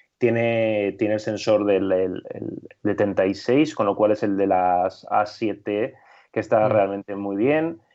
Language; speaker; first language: Spanish; native; Spanish